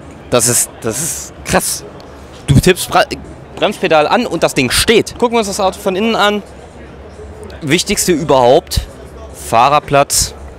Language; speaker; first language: German; native; German